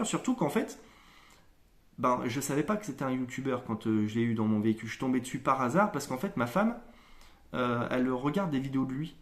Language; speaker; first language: French; native; French